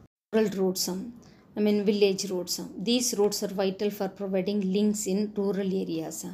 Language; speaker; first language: English; non-native, local second language; Tamil